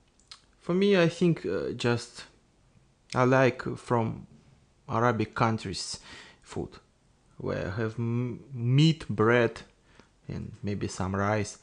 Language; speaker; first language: English; non-native, learner; Russian